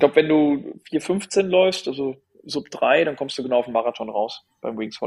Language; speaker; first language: German; native; German